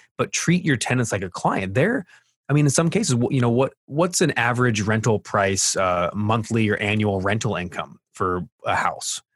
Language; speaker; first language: English; native; English